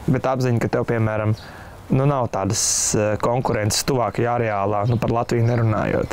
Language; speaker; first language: Latvian; native; Latvian